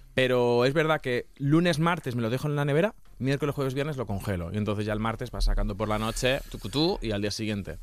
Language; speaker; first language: Spanish; native; Spanish